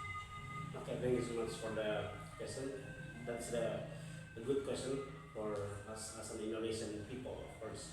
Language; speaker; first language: English; non-native, fluent; Indonesian